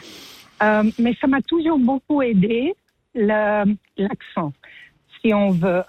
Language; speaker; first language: French; non-native, fluent; English